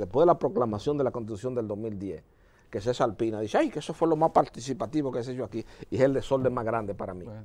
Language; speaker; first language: Spanish; native; Spanish